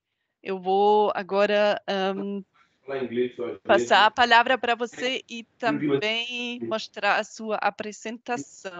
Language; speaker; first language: Portuguese; non-native, fluent; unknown